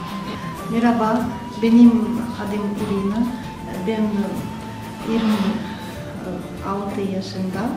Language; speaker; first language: Turkish; non-native, learner; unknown